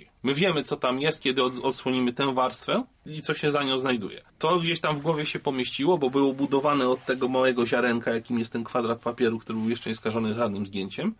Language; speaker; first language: Polish; native; Polish